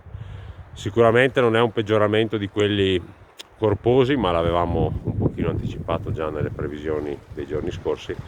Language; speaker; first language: Italian; native; Italian